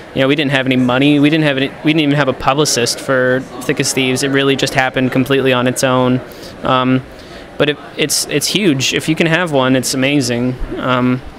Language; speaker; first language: English; native; English